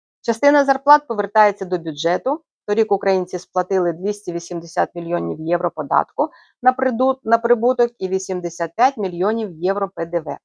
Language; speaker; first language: Ukrainian; native; Ukrainian